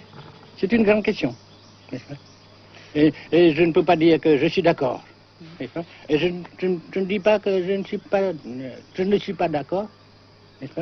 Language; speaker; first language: French; non-native, local second language; Vietnamese